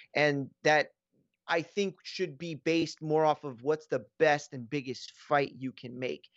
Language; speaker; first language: English; native; English